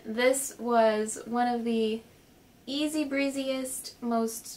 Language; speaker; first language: English; native; English